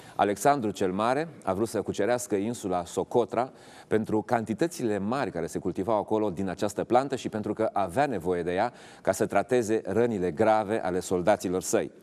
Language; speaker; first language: Romanian; native; Romanian